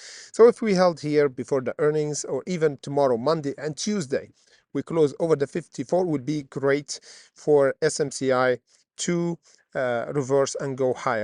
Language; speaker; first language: English; non-native, fluent; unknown